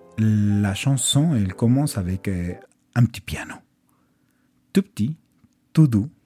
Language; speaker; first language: French; non-native, fluent; Spanish